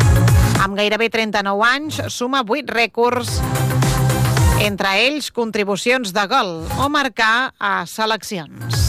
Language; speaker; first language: Catalan; native; Catalan